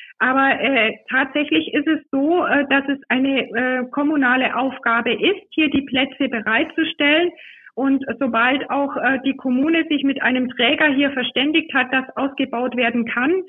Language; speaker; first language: German; native; German